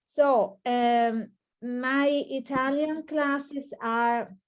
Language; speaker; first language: English; non-native, fluent; Italian